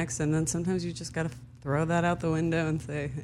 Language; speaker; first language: English; early bilingual, other home language; Hebrew